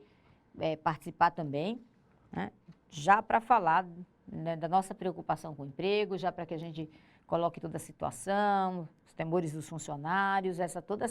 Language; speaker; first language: Portuguese; native; Portuguese